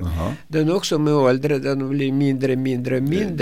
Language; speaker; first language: Swedish; non-native, fluent; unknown